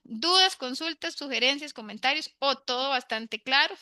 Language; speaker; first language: Spanish; native; Spanish